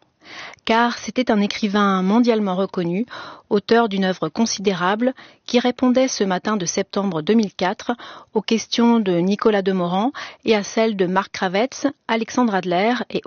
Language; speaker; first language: French; native; French